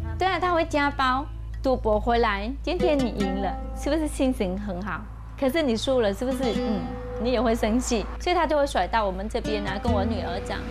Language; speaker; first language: Chinese; non-native, fluent; Vietnamese